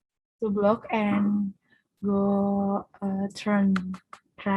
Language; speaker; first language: English; non-native, learner; Indonesian